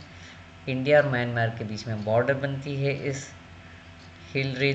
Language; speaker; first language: Hindi; native; Hindi